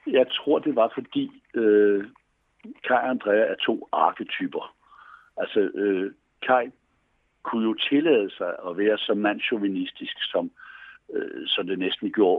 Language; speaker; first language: Danish; native; Danish